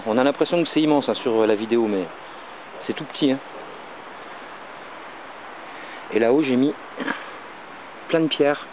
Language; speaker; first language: French; native; French